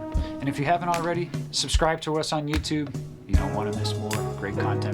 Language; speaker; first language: English; native; English